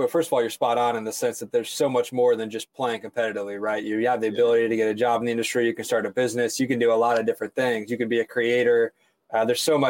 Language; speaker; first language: English; native; English